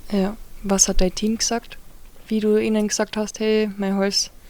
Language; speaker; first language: German; native; German